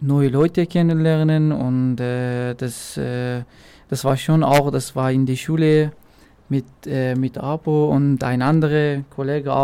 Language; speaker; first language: German; non-native, local second language; Arabic